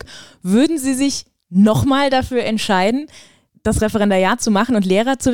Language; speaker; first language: German; native; German